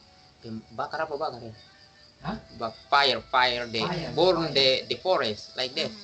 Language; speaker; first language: English; non-native, learner; Indonesian